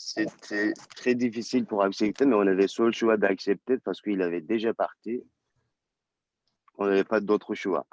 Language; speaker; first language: French; non-native, learner; Turkish